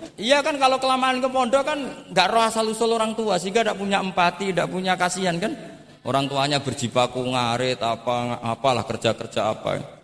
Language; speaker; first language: Indonesian; non-native, local second language; Javanese